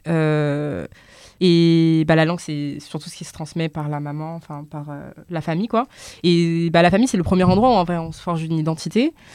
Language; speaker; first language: French; early bilingual, other home language; Lingala